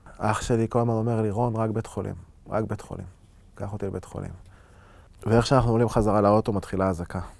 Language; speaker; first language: Hebrew; native; Hebrew